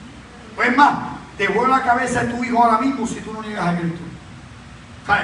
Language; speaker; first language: Spanish; native; Spanish